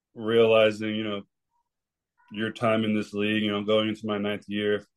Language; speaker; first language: English; early bilingual, other home language; Spanish